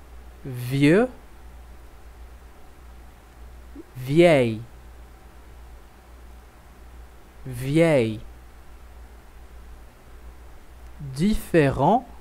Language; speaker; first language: French; non-native, fluent; Portuguese